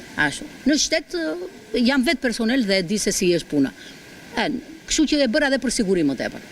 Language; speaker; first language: Albanian; native; Albanian